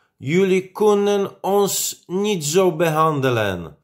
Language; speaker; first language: Dutch; non-native, fluent; Polish